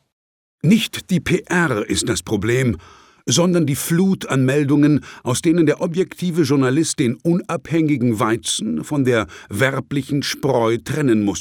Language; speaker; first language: German; native; German